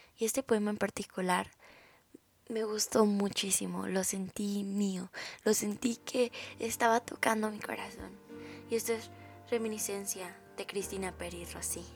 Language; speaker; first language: Spanish; native; Spanish